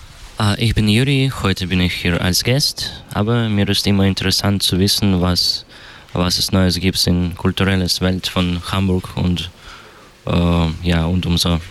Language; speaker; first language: German; non-native, learner; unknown